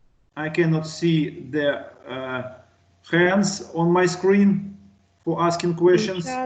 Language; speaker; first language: English; non-native, learner; Russian